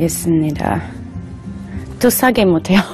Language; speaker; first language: Korean; early bilingual, heritage; English